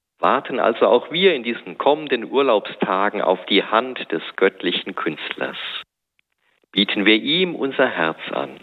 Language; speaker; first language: German; native; German